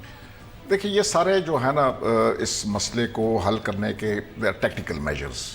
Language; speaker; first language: Urdu; native; Urdu